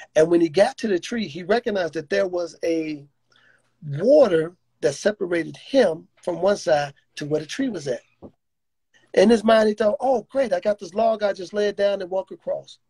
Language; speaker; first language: English; native; English